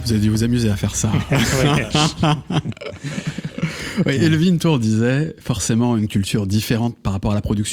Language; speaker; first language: French; native; French